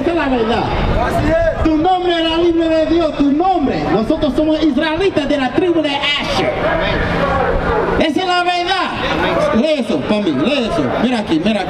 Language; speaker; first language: Spanish; non-native, learner; English